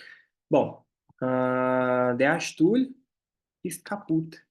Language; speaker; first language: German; non-native, fluent; Portuguese